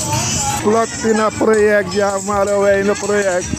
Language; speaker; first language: Dutch; non-native, local second language; Sranan Tongo